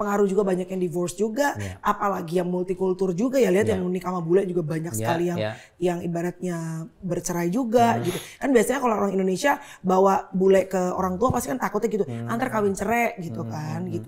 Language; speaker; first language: Indonesian; native; Indonesian